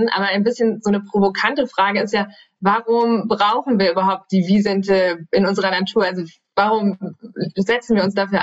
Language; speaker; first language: German; native; German